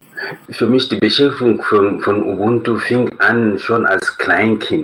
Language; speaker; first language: German; non-native, fluent; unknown